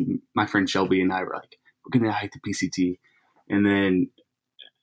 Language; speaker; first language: English; native; English